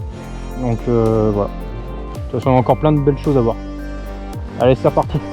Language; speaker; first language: French; native; French